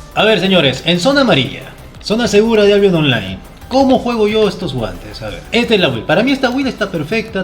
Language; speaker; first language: Spanish; native; Spanish